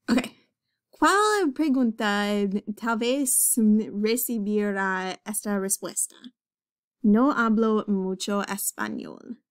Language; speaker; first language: Spanish; non-native, fluent; English